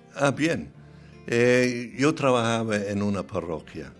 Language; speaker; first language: Spanish; non-native, fluent; English